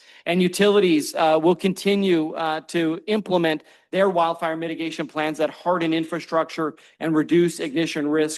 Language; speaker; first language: English; native; English